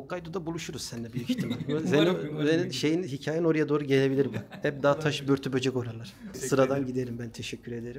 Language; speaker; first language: Turkish; native; Turkish